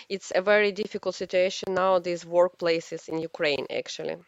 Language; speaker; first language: English; non-native, learner; Ukrainian